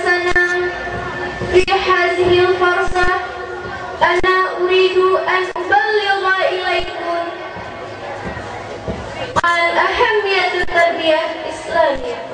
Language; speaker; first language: Arabic; non-native, learner; Indonesian